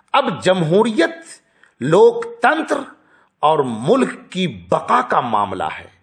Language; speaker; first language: Urdu; native; Urdu